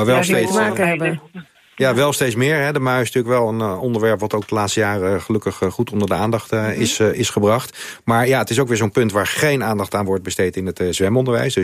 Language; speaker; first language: Dutch; native; Dutch